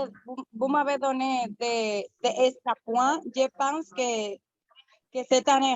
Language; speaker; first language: French; non-native, learner; Spanish